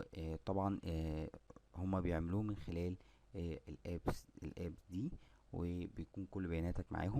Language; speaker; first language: Arabic; native; Arabic